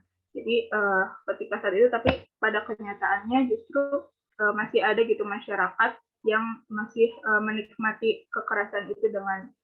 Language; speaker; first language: Indonesian; native; Indonesian